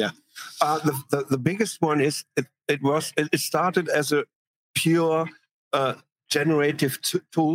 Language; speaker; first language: English; non-native, fluent; German